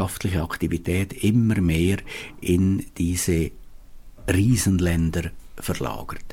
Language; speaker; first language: German; native; German